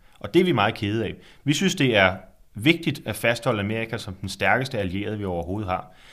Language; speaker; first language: Danish; native; Danish